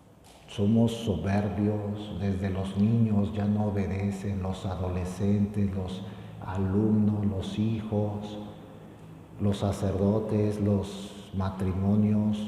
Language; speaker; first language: Spanish; native; Spanish